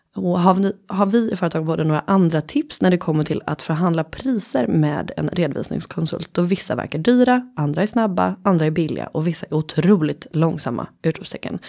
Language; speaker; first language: Swedish; native; Swedish